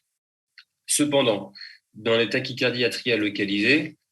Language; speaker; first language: French; native; French